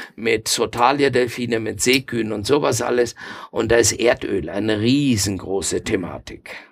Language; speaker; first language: German; non-native, fluent; Spanish